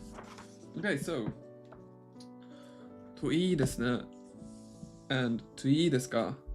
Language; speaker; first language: Japanese; non-native, learner; English